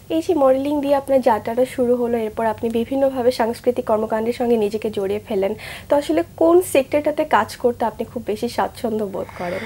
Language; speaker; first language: Bangla; native; Bangla